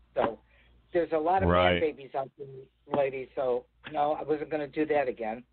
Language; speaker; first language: English; native; English